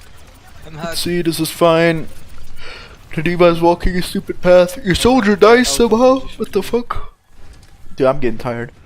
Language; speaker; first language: English; non-native, fluent; German